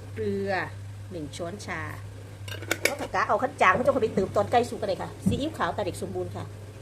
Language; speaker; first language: Thai; native; Thai